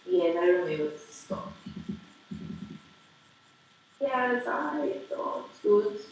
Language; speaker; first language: English; non-native, learner; Portuguese